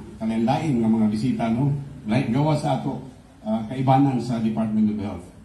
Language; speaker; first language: Cebuano; native; Cebuano